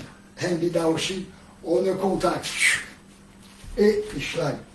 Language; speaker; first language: German; non-native, learner; French